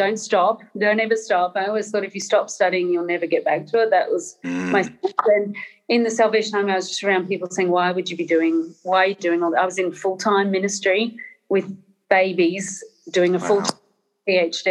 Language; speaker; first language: English; native; English